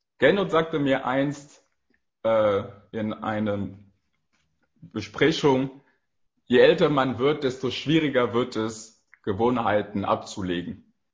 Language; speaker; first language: German; non-native, fluent; French